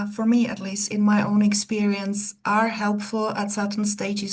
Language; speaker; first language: English; non-native, fluent; Czech